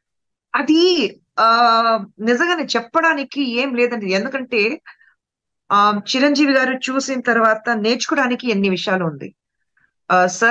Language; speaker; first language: Telugu; non-native, fluent; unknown